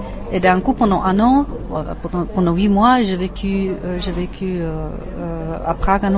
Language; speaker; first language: French; non-native, fluent; Czech